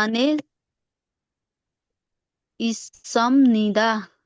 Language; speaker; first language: Korean; non-native, learner; Hindi